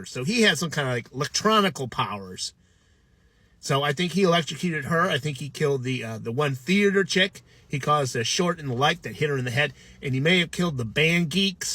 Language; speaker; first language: English; native; English